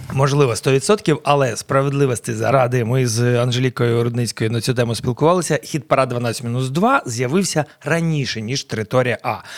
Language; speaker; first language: Ukrainian; non-native, local second language; Russian